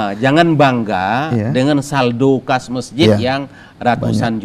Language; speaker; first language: Indonesian; native; Indonesian